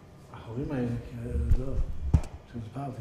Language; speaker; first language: Hebrew; early bilingual, other home language; Yiddish